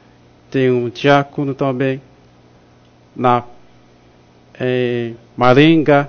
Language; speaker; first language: Portuguese; non-native, fluent; Haitian Creole